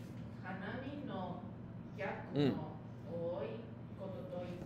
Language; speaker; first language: Japanese; non-native, learner; Spanish